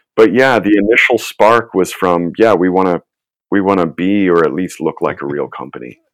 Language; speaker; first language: English; native; English